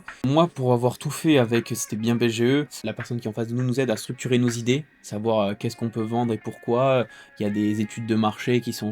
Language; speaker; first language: French; native; French